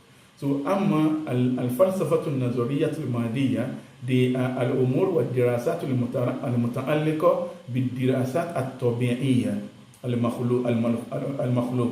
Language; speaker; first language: Arabic; non-native, fluent; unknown